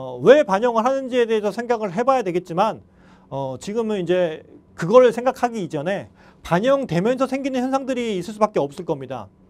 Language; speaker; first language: Korean; native; Korean